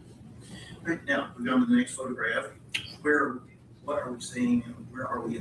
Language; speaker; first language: English; native; English